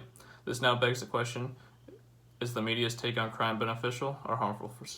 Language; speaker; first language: English; native; English